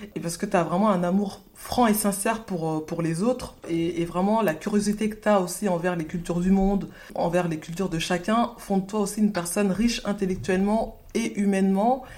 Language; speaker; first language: French; native; French